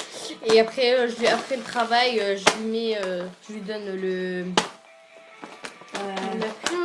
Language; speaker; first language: French; native; French